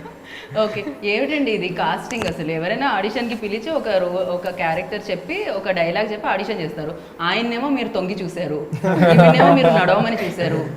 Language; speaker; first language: Telugu; native; Telugu